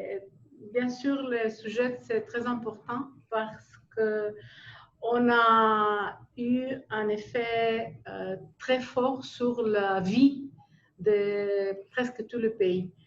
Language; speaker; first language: French; non-native, fluent; Greek